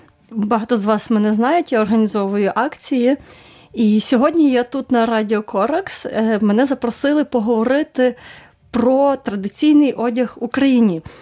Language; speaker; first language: Ukrainian; native; Ukrainian